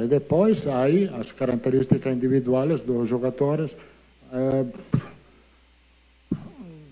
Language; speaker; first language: Portuguese; non-native, learner; Italian